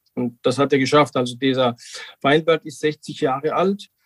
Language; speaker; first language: German; non-native, fluent; Georgian